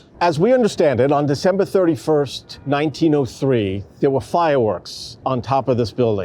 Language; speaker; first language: English; native; English